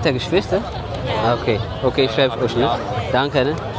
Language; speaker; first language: German; non-native, learner; Amharic